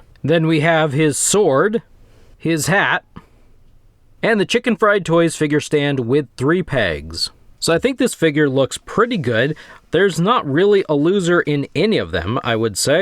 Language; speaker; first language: English; native; English